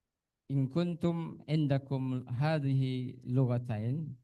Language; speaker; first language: Arabic; non-native, learner; Indonesian